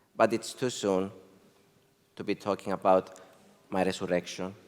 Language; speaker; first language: English; non-native, fluent; Greek